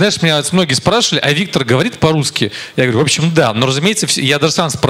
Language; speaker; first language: Russian; native; Russian